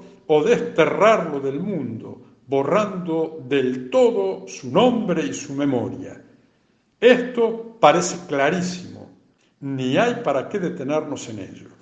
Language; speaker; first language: Spanish; native; Spanish